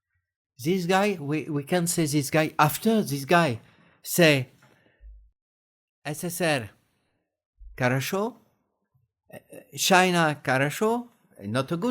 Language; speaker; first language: English; non-native, learner; French